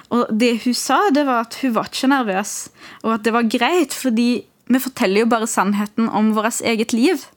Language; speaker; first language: Norwegian; early bilingual, other home language; Arabic